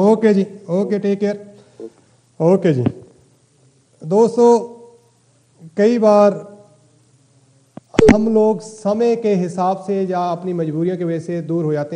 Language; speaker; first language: Hindi; native; Hindi